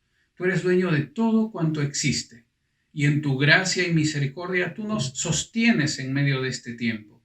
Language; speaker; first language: Spanish; native; Spanish